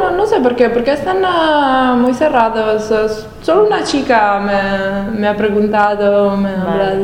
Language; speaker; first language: Spanish; non-native, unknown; Italian